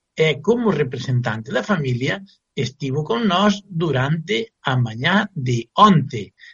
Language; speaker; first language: Galician; native; Galician